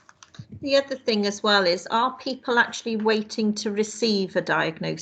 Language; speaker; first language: English; native; English